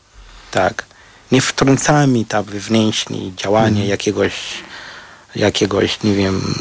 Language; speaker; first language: Polish; non-native, learner; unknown